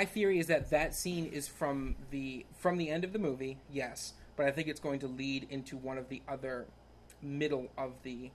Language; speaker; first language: English; native; English